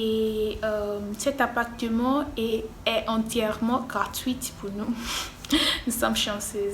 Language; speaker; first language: French; non-native, fluent; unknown